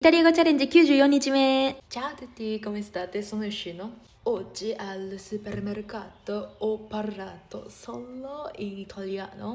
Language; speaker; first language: Italian; non-native, learner; Japanese